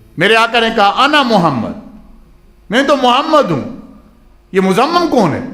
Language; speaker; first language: Urdu; non-native, local second language; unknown